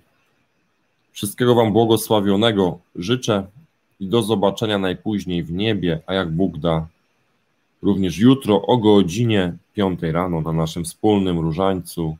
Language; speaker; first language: Polish; native; Polish